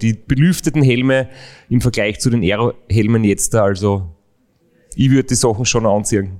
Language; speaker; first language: German; native; German